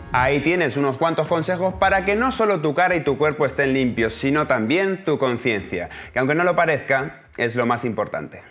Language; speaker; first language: Spanish; native; Spanish